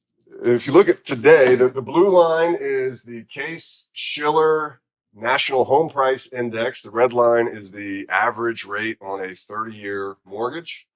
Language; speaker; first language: English; native; English